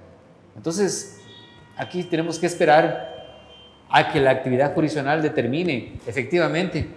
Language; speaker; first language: Spanish; native; Spanish